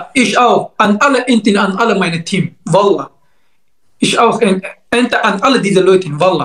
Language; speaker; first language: German; non-native, learner; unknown